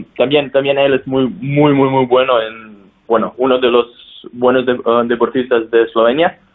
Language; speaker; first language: Spanish; non-native, fluent; Slovenian